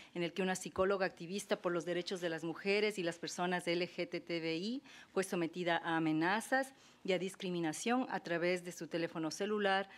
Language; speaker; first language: Spanish; native; Spanish